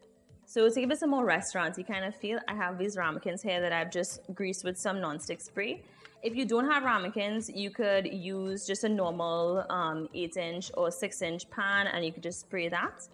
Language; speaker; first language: English; native; English